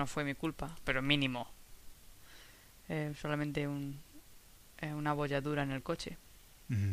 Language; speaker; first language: Spanish; non-native, fluent; English